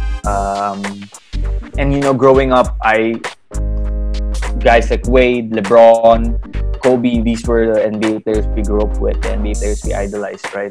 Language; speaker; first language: English; non-native, local second language; Filipino